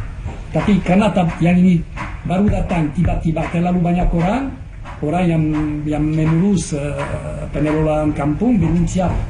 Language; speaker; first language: Indonesian; non-native, fluent; French